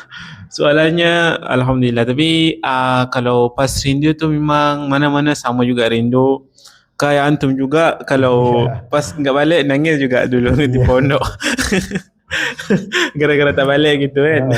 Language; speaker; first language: Indonesian; non-native, learner; Arabic